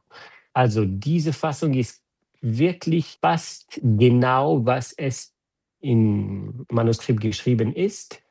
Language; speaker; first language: German; non-native, fluent; French